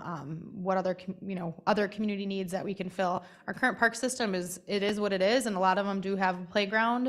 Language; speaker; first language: English; native; English